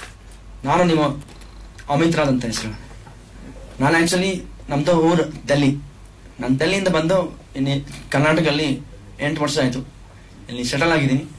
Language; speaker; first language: Kannada; non-native, learner; Hindi